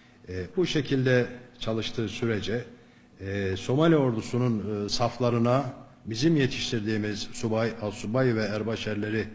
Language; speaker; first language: Turkish; native; Turkish